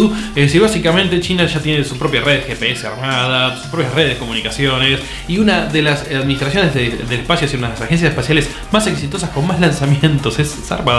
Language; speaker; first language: Spanish; native; Spanish